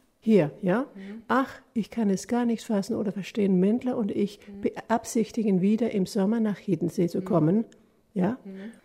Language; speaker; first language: German; non-native, fluent; Danish